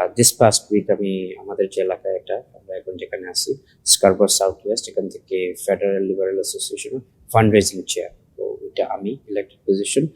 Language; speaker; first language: Bangla; early bilingual, heritage; Sylheti